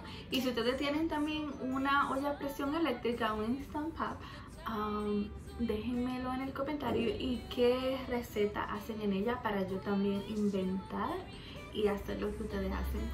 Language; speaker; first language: Spanish; early bilingual, heritage; Spanish